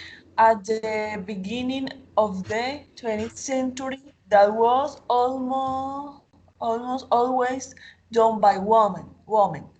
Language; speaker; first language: English; non-native, learner; Spanish